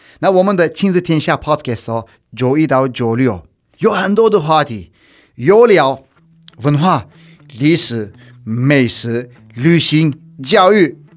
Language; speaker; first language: Chinese; non-native, fluent; Turkish